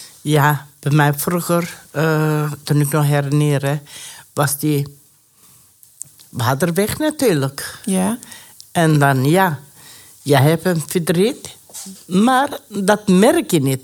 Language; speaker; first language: Dutch; non-native, learner; Persian